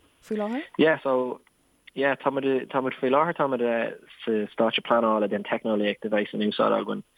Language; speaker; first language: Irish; non-native, local second language; English